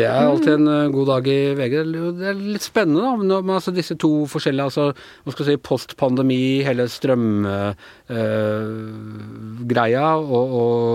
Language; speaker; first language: Norwegian; native; Norwegian